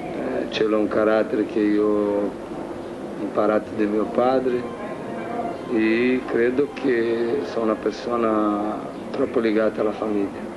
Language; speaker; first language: Italian; non-native, fluent; Portuguese